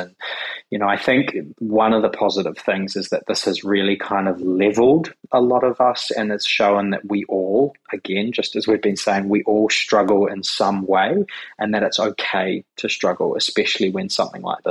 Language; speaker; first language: English; native; English